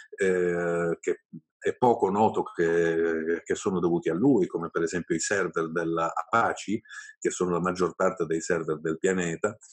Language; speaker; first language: Italian; native; Italian